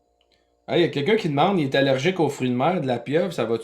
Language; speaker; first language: French; native; French